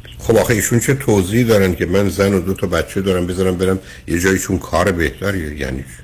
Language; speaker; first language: Persian; native; Persian